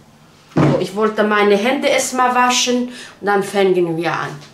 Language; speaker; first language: German; non-native, learner; Turkish